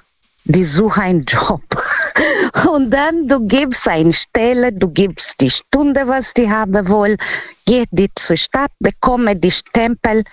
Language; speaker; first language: German; non-native, learner; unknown